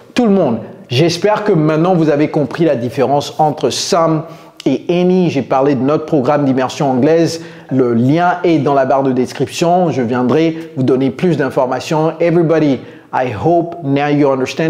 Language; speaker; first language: French; native; French